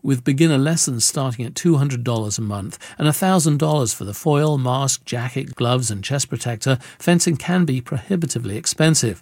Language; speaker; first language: English; native; English